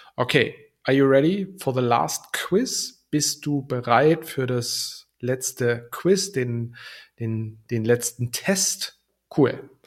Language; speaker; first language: German; native; German